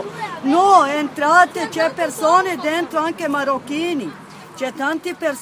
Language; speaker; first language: Italian; non-native, learner; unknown